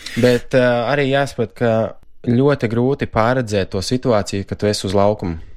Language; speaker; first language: Latvian; native; Latvian